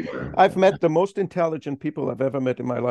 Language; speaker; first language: English; non-native, fluent; German